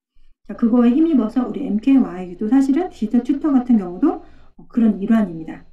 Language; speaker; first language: Korean; native; Korean